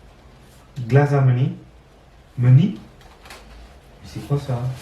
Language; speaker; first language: French; non-native, learner; Sinhala